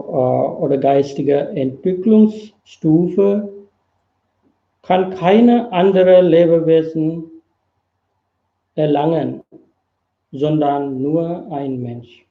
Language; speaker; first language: German; non-native, fluent; Sinhala